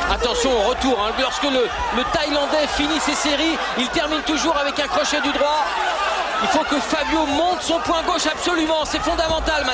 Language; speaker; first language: French; native; French